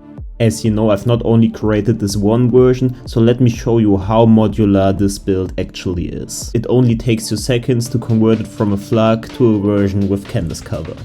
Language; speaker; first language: English; non-native, fluent; German